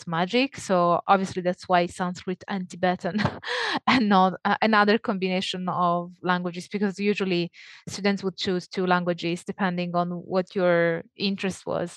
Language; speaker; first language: English; non-native, fluent; Italian